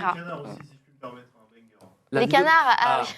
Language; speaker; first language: French; native; French